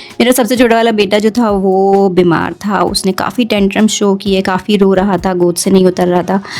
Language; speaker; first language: Urdu; native; Urdu